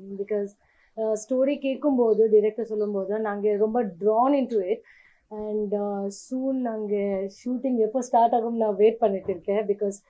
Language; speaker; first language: Tamil; non-native, learner; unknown